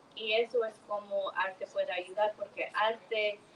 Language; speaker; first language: Spanish; early bilingual, heritage; Spanish